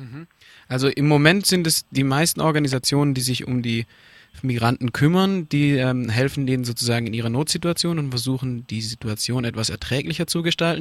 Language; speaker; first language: German; native; German